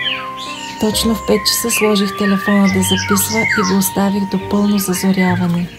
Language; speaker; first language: Bulgarian; native; Bulgarian